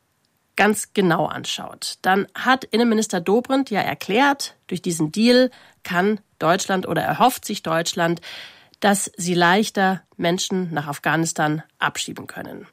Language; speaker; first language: German; native; German